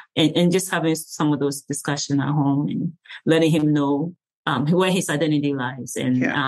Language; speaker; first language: English; early bilingual, other home language; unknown